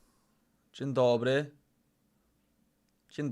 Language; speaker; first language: Polish; non-native, learner; English